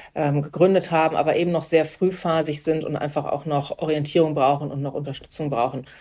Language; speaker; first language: German; native; German